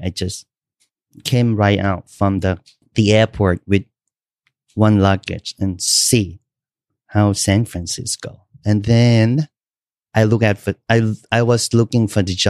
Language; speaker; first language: English; non-native, learner; Thai